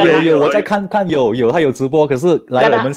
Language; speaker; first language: Chinese; native; Chinese